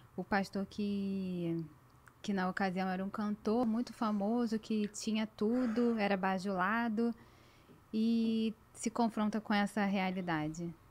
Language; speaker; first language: Portuguese; native; Portuguese